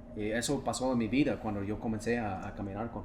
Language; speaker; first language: Spanish; non-native, fluent; English